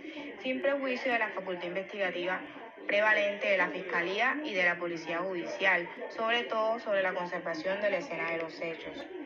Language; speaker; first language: Spanish; native; Spanish